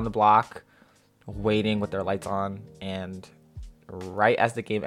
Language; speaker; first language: English; native; English